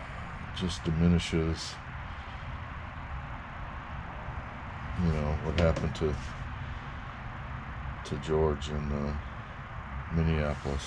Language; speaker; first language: English; native; English